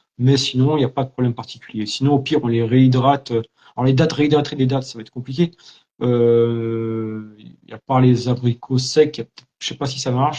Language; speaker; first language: French; native; French